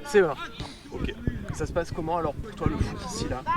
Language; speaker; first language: French; native; French